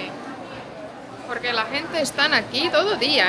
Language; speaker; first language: Spanish; non-native, fluent; Portuguese